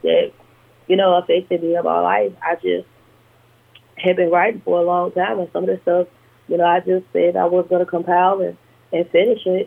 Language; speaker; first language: English; native; English